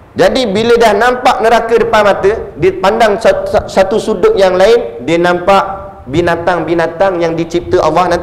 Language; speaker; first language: Malay; native; Malay